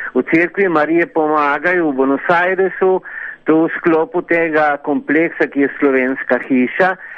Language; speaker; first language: Slovenian; early bilingual, heritage; Slovenian